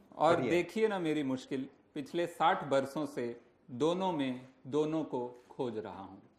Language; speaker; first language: Hindi; non-native, local second language; Punjabi